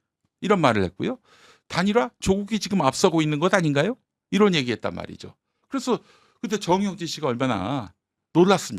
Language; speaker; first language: Korean; native; Korean